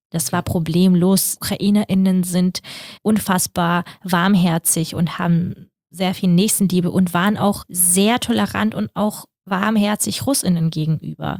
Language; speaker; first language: German; early bilingual, other home language; Russian